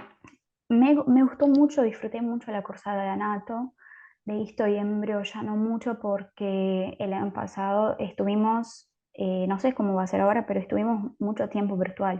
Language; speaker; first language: Spanish; native; Spanish